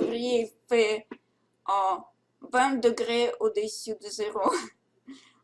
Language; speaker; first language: French; non-native, learner; Russian